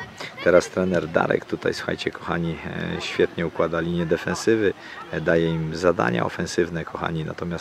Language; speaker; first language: Polish; native; Polish